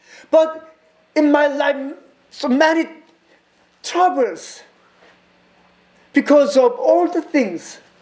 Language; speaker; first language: English; non-native, learner; Korean